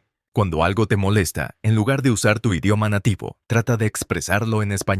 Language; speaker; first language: Spanish; non-native, fluent; English